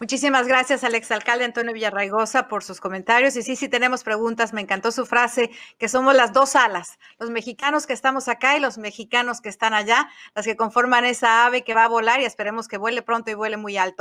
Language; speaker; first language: Spanish; native; Spanish